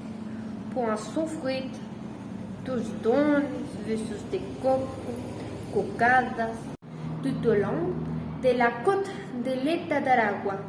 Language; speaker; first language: French; non-native, learner; Spanish